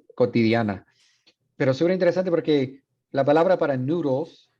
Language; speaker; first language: Spanish; non-native, fluent; English